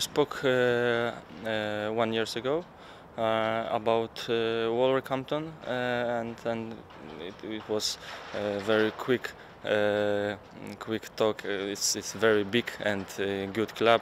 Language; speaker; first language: English; non-native, learner; Polish